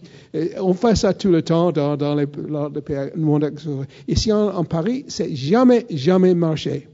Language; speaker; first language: French; non-native, fluent; English